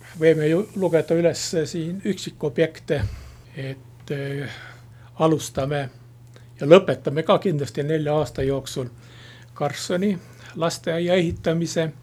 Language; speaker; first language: Estonian; native; Estonian